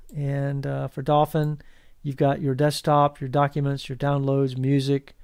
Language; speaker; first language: English; native; English